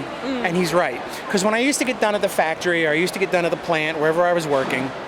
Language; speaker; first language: English; native; English